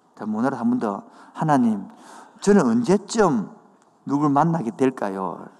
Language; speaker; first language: Korean; native; Korean